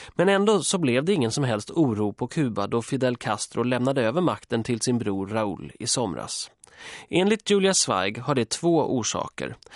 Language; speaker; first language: Swedish; early bilingual, other home language; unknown